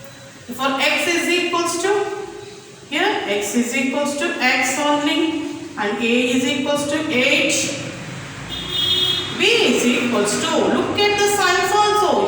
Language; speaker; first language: English; non-native, local second language; Kannada